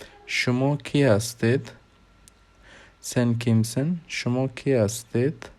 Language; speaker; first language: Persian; non-native, fluent; Hindi